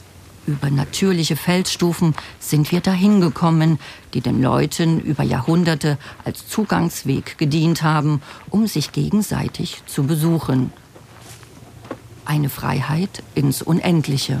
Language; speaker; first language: German; native; German